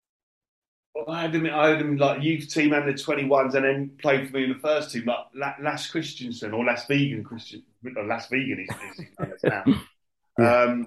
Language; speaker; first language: English; native; English